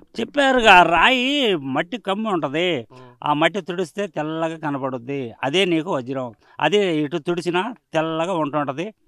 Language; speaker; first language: Telugu; native; Telugu